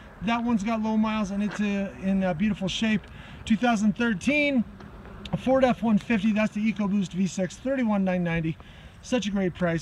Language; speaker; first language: English; native; English